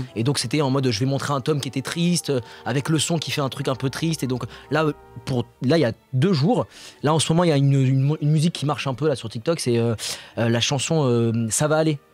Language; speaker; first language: French; native; French